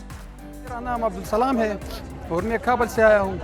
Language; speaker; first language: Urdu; non-native, fluent; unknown